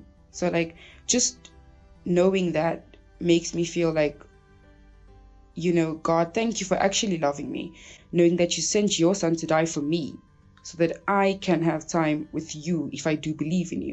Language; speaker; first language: English; early bilingual, other home language; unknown